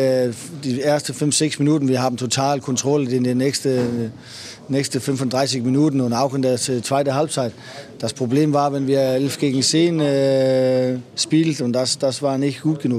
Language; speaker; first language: German; non-native, learner; Danish